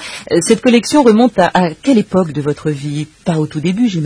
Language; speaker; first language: French; native; French